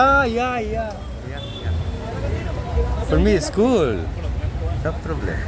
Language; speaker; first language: English; non-native, learner; Slovenian